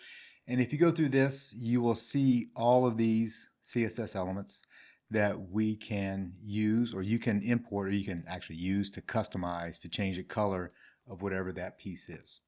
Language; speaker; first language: English; native; English